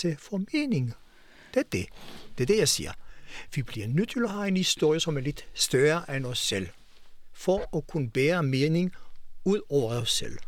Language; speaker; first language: Danish; non-native, fluent; Hebrew